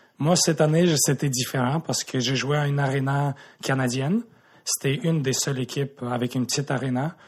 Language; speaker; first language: French; early bilingual, other home language; Russian